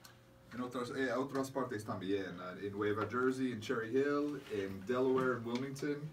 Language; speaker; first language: Spanish; non-native, learner; English